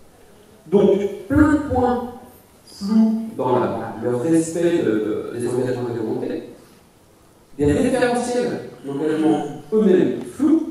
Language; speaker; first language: French; native; French